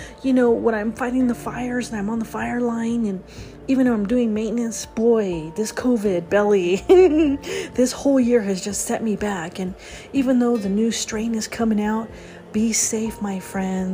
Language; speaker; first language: English; native; English